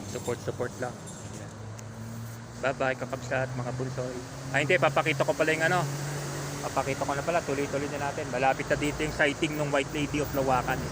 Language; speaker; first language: Filipino; non-native, local second language; Iloko